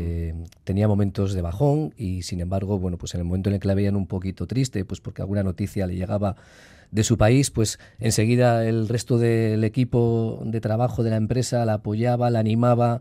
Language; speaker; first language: Spanish; native; Spanish